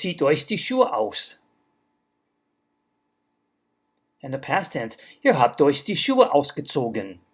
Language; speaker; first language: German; non-native, fluent; English